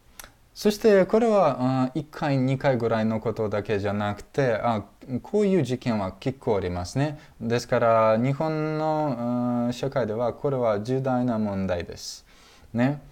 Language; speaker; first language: Japanese; non-native, fluent; Russian